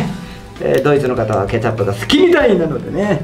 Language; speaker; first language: Japanese; native; Japanese